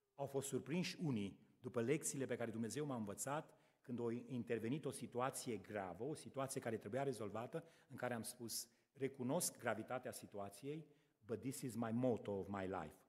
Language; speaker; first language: Romanian; native; Romanian